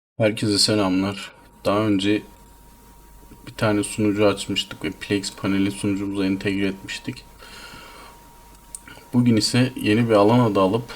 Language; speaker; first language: Turkish; native; Turkish